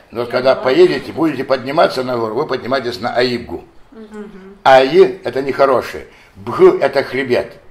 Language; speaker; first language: Russian; non-native, local second language; Adyghe